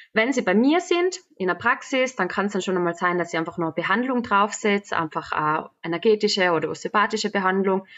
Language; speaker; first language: German; native; German